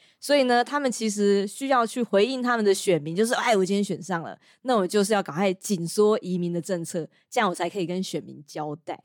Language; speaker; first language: Chinese; native; Chinese